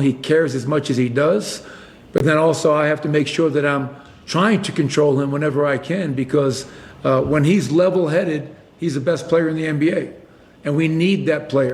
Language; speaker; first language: English; native; English